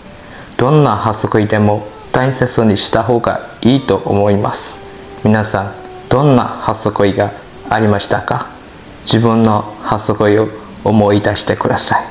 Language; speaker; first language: Japanese; non-native, learner; Burmese